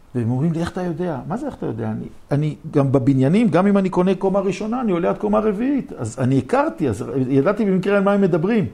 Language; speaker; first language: Hebrew; native; Hebrew